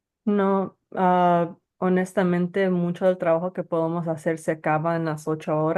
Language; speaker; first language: Spanish; early bilingual, heritage; Spanish